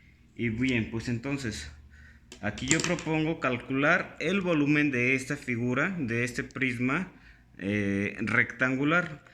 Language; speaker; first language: Spanish; native; Spanish